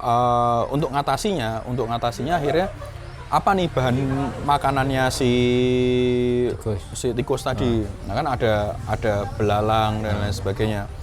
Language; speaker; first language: Indonesian; non-native, local second language; Javanese